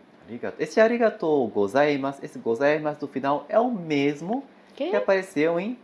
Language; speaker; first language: Portuguese; native; Portuguese